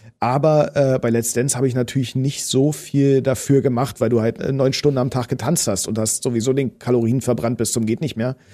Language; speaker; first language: German; native; German